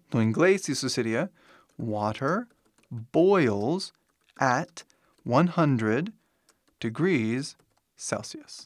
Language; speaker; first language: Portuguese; non-native, fluent; English